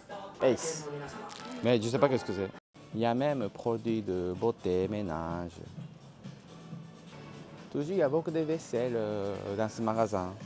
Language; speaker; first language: French; non-native, learner; Japanese